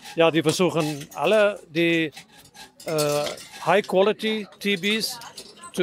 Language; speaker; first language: German; non-native, learner; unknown